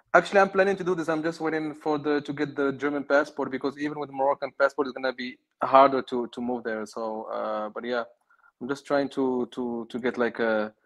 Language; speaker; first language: English; non-native, fluent; Arabic